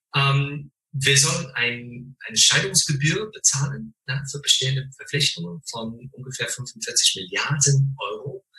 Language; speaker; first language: German; non-native, fluent; English